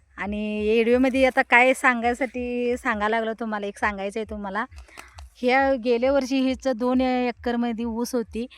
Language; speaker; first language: Marathi; non-native, local second language; Kannada